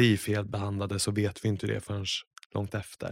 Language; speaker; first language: Swedish; native; Swedish